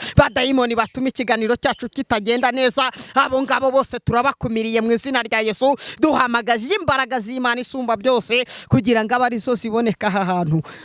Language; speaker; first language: Kinyarwanda; native; Kinyarwanda